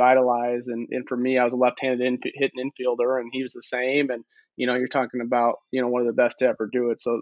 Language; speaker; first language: English; native; English